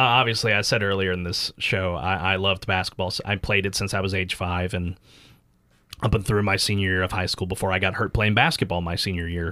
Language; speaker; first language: English; early bilingual, other home language; Filipino